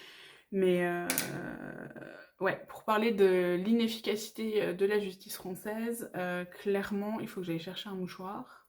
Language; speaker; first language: French; native; French